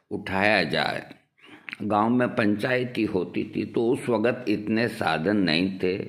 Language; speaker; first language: Hindi; native; Hindi